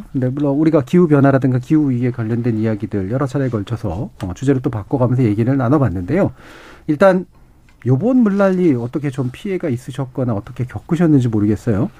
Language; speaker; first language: Korean; native; Korean